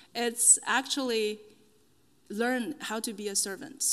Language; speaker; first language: English; non-native, fluent; Chinese